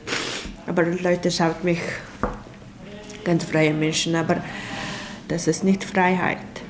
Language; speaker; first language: German; non-native, learner; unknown